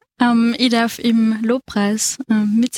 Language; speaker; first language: German; native; German